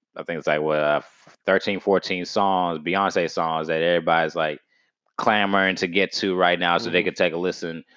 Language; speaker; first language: English; native; English